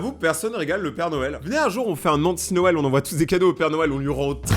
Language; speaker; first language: French; native; French